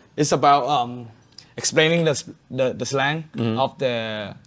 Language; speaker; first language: English; non-native, fluent; Vietnamese